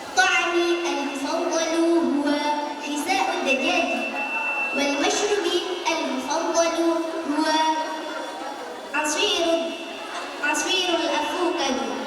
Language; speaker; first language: Arabic; non-native, learner; Indonesian